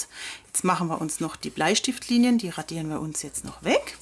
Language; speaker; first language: German; native; German